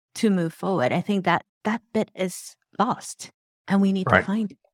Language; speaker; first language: English; non-native, local second language; Cantonese